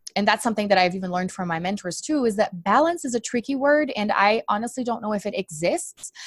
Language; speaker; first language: English; non-native, fluent; Portuguese